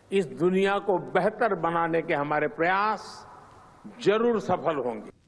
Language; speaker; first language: Hindi; native; Hindi